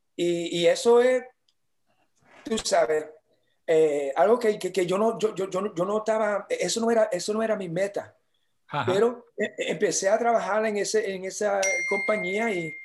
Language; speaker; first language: Spanish; early bilingual, heritage; Spanish